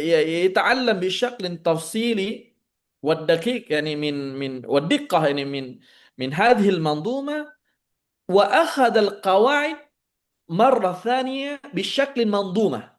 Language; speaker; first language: Arabic; non-native, fluent; Indonesian